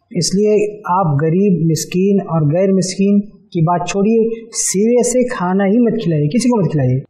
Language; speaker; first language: Hindi; native; Hindi